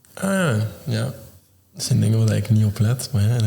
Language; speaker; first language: Dutch; native; Dutch